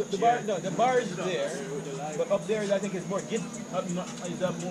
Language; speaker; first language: English; native; English